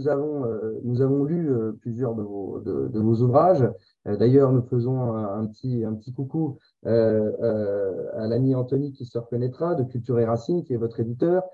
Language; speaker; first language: French; native; French